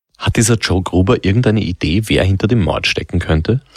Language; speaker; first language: German; native; German